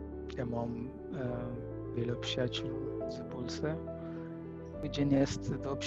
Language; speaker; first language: Polish; non-native, learner; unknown